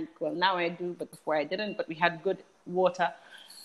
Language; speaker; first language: English; native; English